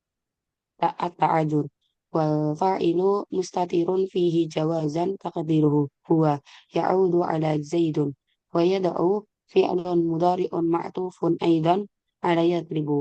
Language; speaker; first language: Arabic; non-native, learner; Indonesian